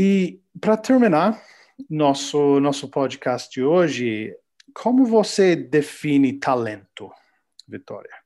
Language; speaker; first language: Portuguese; non-native, learner; English